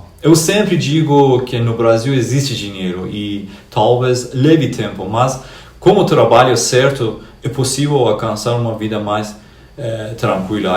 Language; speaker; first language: Portuguese; non-native, fluent; Persian